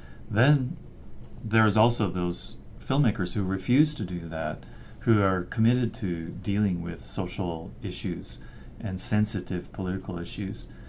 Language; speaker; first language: English; native; English